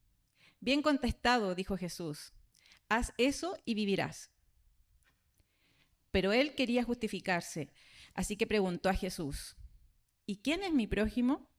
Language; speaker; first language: Spanish; native; Spanish